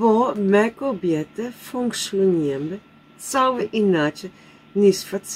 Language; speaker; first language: Polish; non-native, learner; Dutch